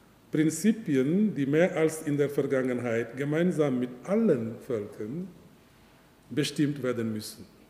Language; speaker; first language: German; non-native, fluent; Wolof